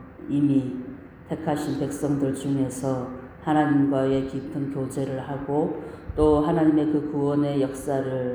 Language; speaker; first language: Korean; native; Korean